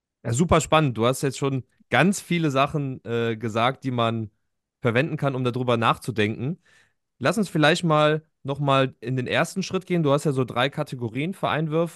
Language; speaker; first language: German; native; German